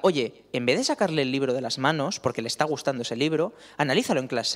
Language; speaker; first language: Spanish; native; Spanish